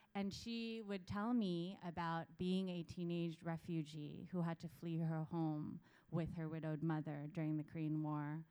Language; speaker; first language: English; early bilingual, other home language; Korean